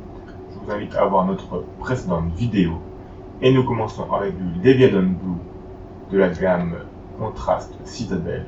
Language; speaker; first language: French; native; French